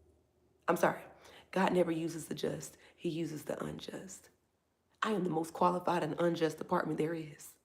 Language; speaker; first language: English; native; English